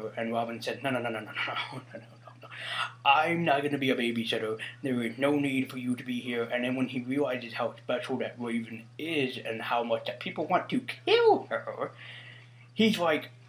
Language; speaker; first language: English; native; English